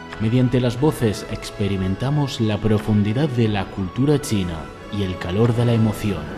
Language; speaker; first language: Spanish; non-native, fluent; Chinese